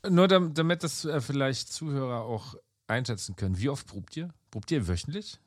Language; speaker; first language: German; native; German